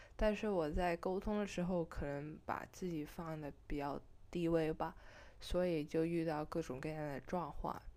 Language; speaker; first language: Chinese; non-native, local second language; Cantonese